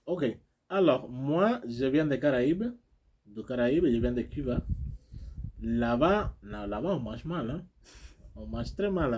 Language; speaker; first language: French; non-native, learner; Spanish